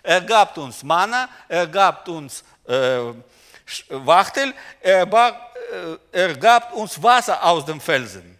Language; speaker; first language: German; non-native, learner; Russian